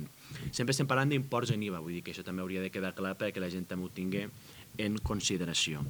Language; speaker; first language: Catalan; native; Catalan